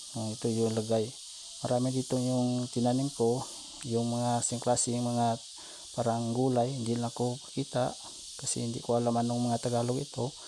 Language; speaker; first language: Filipino; non-native, local second language; Cebuano